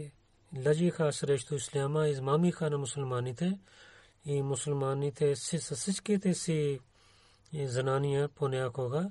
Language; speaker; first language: Bulgarian; non-native, learner; Urdu